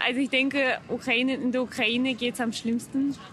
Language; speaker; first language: German; non-native, fluent; Ukrainian